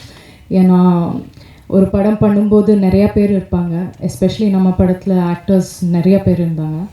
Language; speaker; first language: Tamil; non-native, local second language; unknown